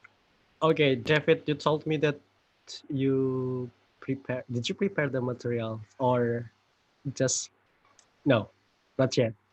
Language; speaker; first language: English; non-native, fluent; Indonesian